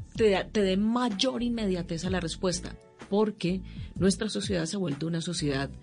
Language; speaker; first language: Spanish; native; Spanish